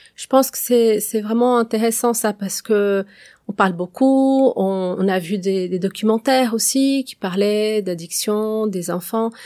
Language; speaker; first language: French; non-native, fluent; Portuguese